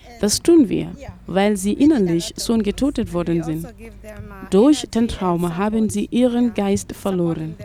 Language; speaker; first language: German; non-native, fluent; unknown